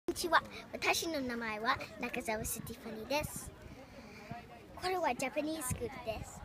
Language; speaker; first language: Japanese; early bilingual, heritage; Japanese